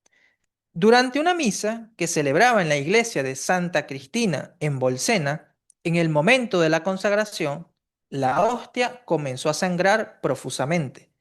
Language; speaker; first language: Spanish; native; Spanish